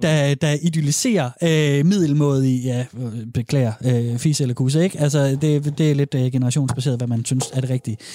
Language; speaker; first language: Danish; native; Danish